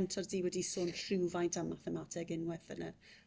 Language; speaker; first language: Welsh; native; Welsh